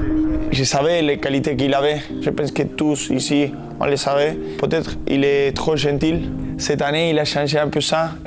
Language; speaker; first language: French; non-native, fluent; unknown